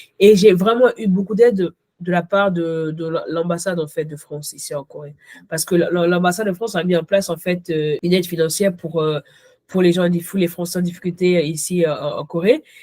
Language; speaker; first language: French; early bilingual, other home language; Ghomala